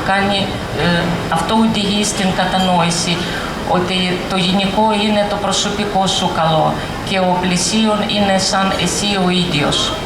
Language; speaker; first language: Greek; non-native, fluent; Ukrainian